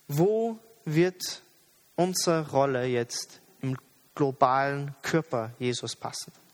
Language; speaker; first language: German; non-native, fluent; English